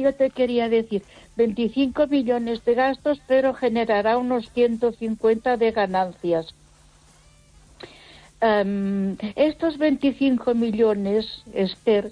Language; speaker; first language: Spanish; non-native, local second language; Catalan